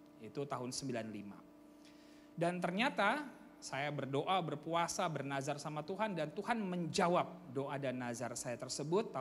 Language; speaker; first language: Indonesian; native; Indonesian